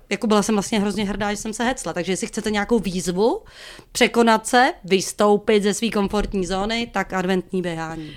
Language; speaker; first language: Czech; native; Czech